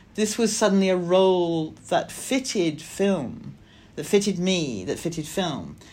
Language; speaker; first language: English; native; English